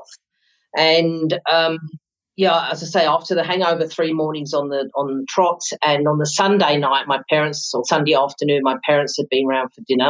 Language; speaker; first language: English; native; English